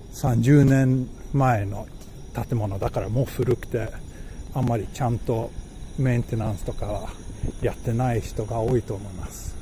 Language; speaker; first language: Japanese; non-native, learner; Swedish